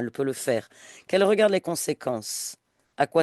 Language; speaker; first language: French; native; French